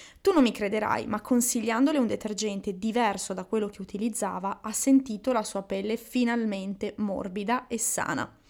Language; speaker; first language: Italian; native; Italian